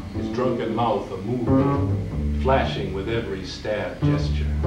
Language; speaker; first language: English; native; English